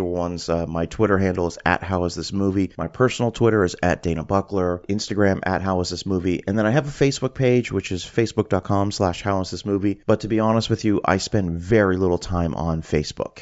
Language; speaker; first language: English; native; English